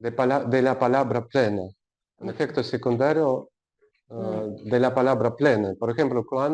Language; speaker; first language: Spanish; non-native, learner; Russian